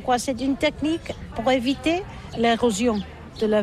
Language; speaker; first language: French; non-native, learner; Catalan